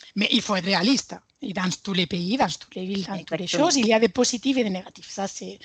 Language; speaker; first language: French; non-native, fluent; Spanish